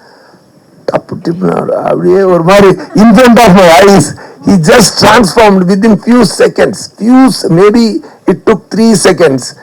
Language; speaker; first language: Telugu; non-native, fluent; Tamil